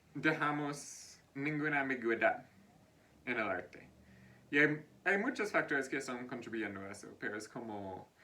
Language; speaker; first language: Spanish; non-native, fluent; English